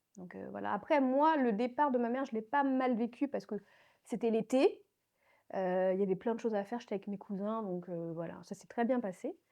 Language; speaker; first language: French; early bilingual, other home language; Haitian Creole